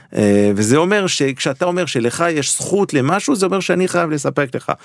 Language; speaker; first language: Hebrew; non-native, fluent; French